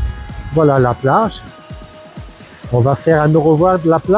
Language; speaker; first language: French; non-native, fluent; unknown